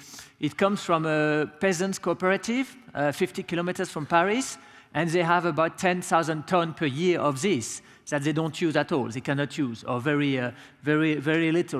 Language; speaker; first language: English; non-native, fluent; French